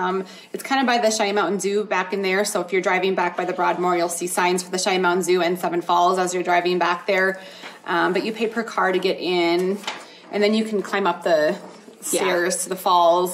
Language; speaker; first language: English; native; English